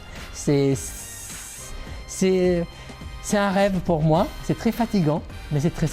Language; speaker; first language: French; non-native, fluent; Italian